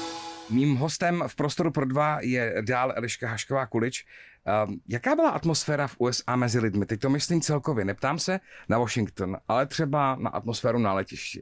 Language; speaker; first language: Czech; native; Czech